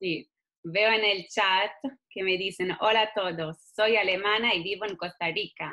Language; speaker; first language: Spanish; non-native, fluent; Italian